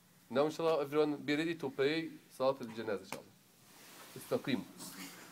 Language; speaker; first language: English; non-native, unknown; Arabic